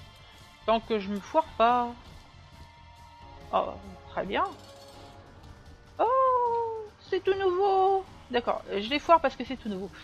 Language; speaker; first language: French; native; French